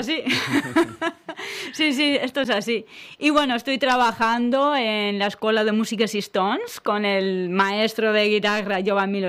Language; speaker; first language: Spanish; native; Spanish